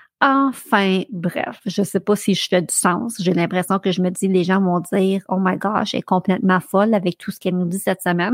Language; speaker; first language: French; native; French